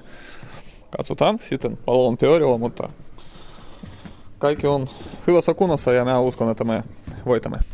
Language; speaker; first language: Finnish; non-native, learner; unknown